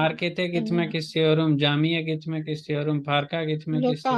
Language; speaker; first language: Turkish; non-native, fluent; Urdu